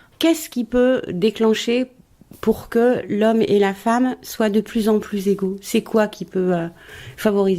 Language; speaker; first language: French; native; French